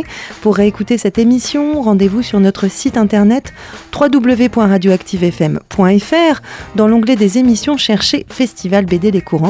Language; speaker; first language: French; native; French